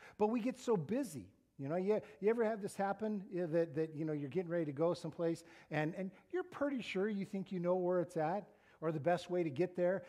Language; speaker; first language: English; native; English